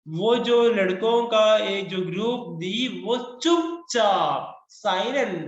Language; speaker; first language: Hindi; non-native, local second language; Malayalam